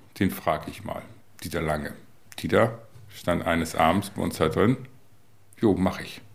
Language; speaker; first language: German; native; German